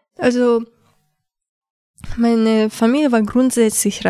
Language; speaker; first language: German; early bilingual, other home language; Chechen